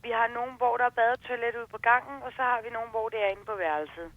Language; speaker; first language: Danish; native; Danish